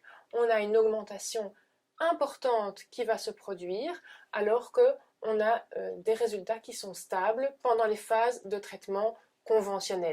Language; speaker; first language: French; native; French